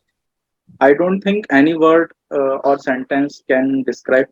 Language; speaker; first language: English; non-native, learner; Hindi